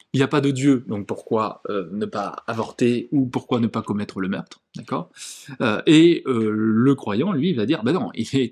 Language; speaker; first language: French; native; French